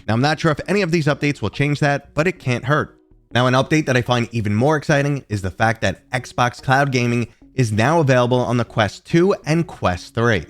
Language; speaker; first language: English; native; English